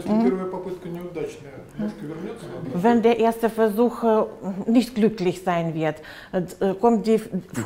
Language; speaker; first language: German; non-native, fluent; Russian